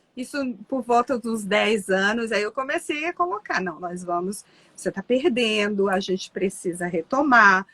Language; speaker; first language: Portuguese; native; Portuguese